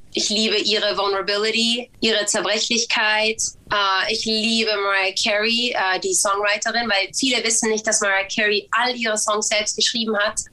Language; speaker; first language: German; early bilingual, other home language; Albanian